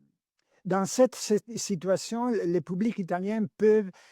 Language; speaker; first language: French; non-native, learner; Italian